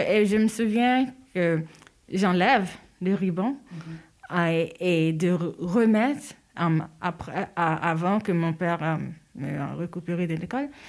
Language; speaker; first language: French; non-native, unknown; Haitian Creole